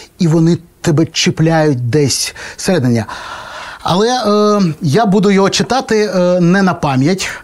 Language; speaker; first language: Ukrainian; native; Ukrainian